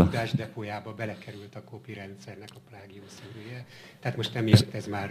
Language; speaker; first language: Hungarian; native; Hungarian